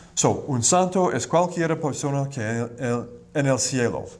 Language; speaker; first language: Spanish; non-native, learner; English